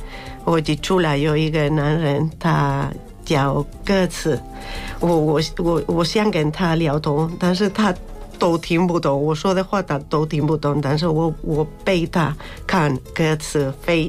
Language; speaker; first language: Chinese; non-native, fluent; Spanish